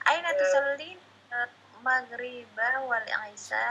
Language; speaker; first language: Arabic; non-native, learner; Indonesian